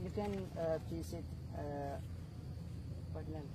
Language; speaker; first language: English; non-native, learner; Sasak